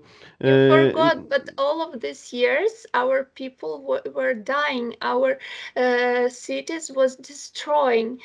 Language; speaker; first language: English; non-native, fluent; Ukrainian